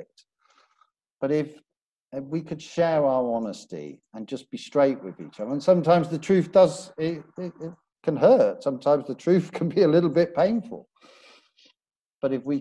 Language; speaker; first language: English; native; English